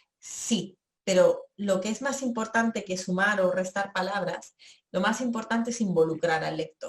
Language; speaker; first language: Spanish; native; Spanish